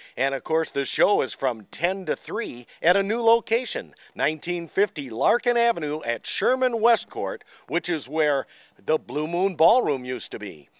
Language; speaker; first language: English; native; English